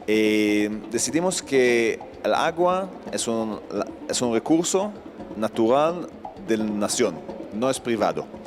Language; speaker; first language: Spanish; non-native, fluent; Hebrew